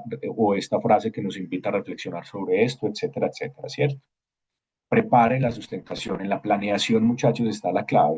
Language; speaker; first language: Spanish; native; Spanish